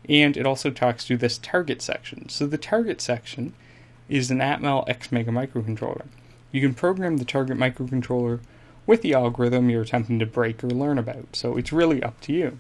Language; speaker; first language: English; native; English